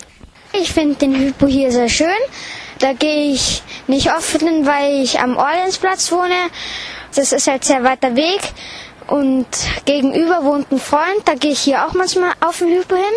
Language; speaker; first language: German; native; German